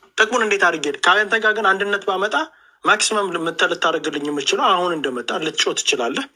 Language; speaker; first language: Amharic; native; Amharic